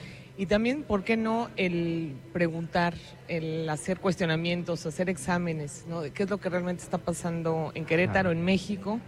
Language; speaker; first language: Spanish; native; Spanish